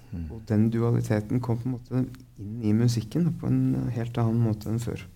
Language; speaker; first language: Norwegian; native; Norwegian